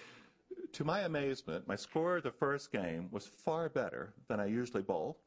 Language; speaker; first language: English; native; English